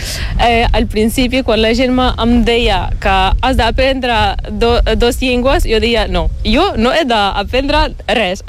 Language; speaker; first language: Catalan; non-native, learner; Ukrainian